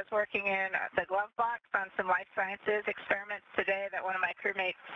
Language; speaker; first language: English; native; English